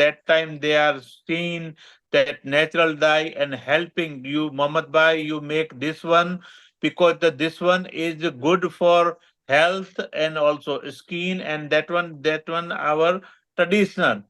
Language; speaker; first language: English; non-native, learner; Gujarati